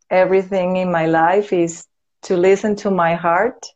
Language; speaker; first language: English; non-native, learner; Spanish